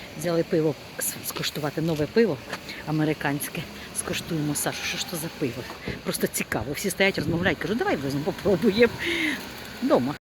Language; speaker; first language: Ukrainian; native; Ukrainian